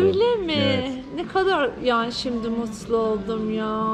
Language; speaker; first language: Turkish; non-native, fluent; Persian